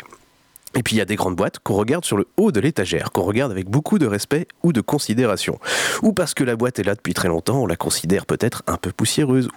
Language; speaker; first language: French; native; French